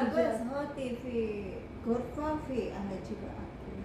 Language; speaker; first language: Arabic; non-native, learner; Indonesian